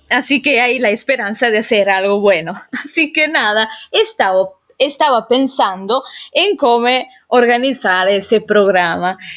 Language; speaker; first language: Spanish; non-native, fluent; Italian